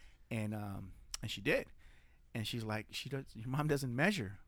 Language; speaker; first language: English; early bilingual, other home language; Spanish